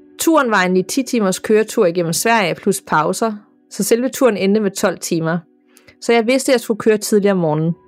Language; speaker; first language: Danish; native; Danish